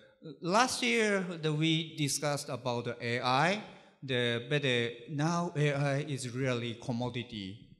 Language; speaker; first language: English; non-native, learner; Japanese